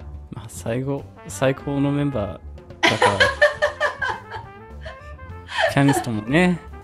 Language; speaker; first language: Japanese; non-native, fluent; English